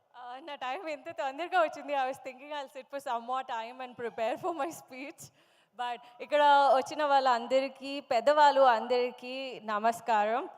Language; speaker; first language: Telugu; non-native, learner; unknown